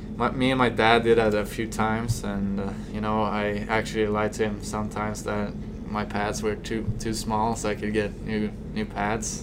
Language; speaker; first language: English; non-native, fluent; Swedish